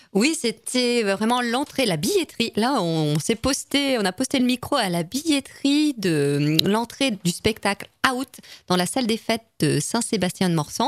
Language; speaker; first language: French; native; French